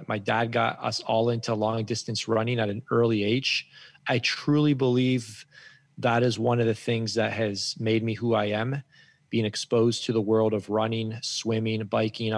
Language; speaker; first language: English; native; English